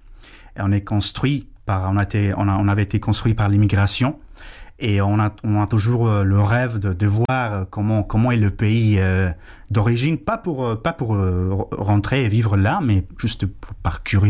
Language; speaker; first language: French; non-native, fluent; Spanish